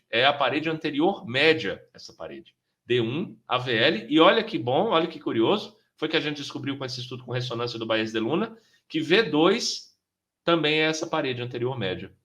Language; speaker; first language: Portuguese; native; Portuguese